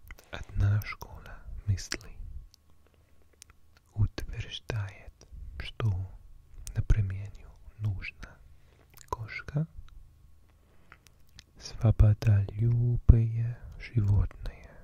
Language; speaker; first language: Russian; non-native, learner; English